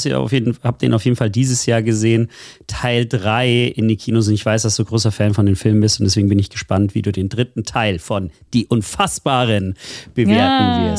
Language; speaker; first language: German; native; German